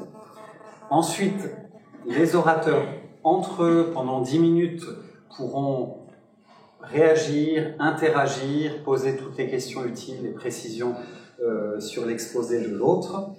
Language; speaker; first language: French; native; French